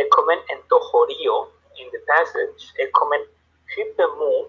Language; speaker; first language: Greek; non-native, learner; Spanish